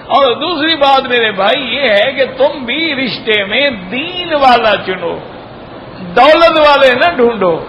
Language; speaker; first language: Urdu; native; Urdu